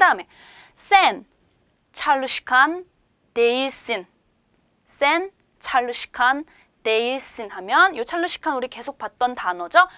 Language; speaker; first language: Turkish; non-native, fluent; Korean